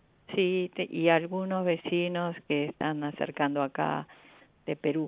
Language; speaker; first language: Spanish; non-native, fluent; Korean